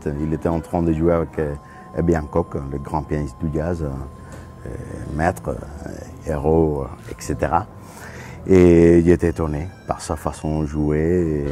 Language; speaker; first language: French; non-native, fluent; Spanish